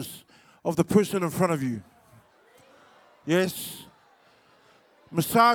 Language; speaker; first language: English; non-native, local second language; Samoan